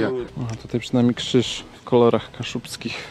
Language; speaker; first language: Polish; native; Polish